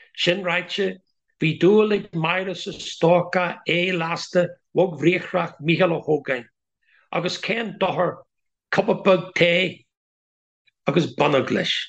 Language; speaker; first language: Irish; non-native, local second language; English